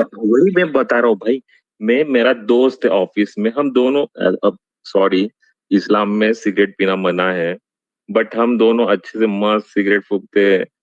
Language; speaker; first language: Hindi; native; Hindi